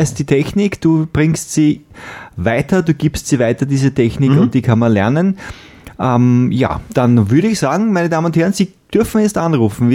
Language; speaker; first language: German; native; German